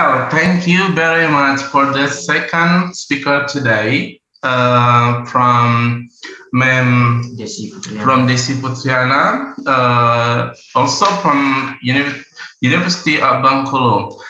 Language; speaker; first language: English; non-native, learner; Indonesian